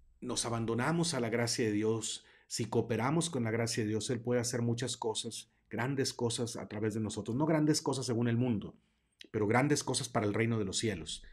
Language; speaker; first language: Spanish; native; Spanish